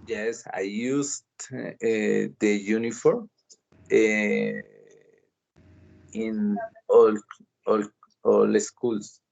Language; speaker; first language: English; non-native, learner; Spanish